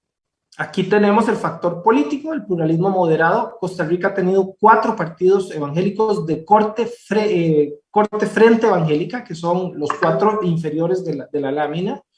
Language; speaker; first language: Spanish; native; Spanish